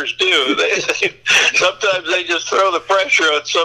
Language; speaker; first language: English; native; English